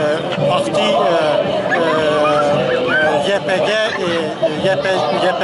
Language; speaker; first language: French; non-native, learner; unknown